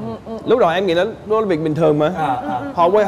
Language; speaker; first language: Vietnamese; non-native, fluent; English